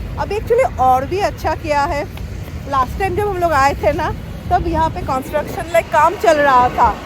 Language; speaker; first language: Hindi; non-native, local second language; Bangla